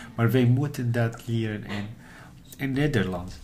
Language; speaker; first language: Dutch; non-native, learner; Arabic